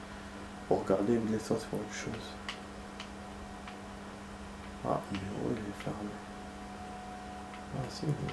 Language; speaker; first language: French; native; French